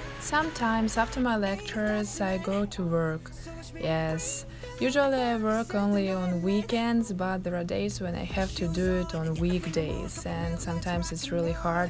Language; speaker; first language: English; non-native, fluent; Russian